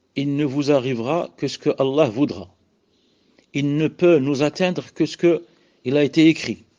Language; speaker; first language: French; non-native, local second language; Arabic